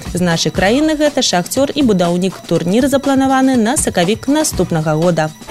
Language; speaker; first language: Belarusian; non-native, local second language; Russian